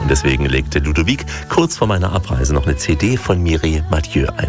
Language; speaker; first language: German; native; German